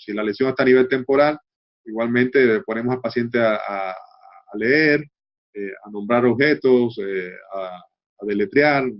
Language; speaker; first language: Spanish; native; Spanish